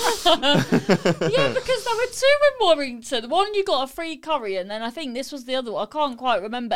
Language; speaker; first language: English; native; English